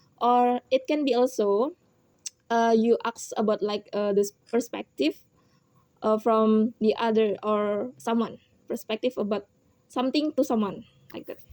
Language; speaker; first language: English; non-native, learner; Indonesian